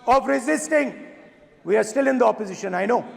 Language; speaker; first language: English; non-native, local second language; Hindi